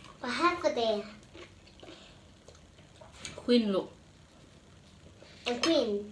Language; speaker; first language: Swedish; non-native, learner; Thai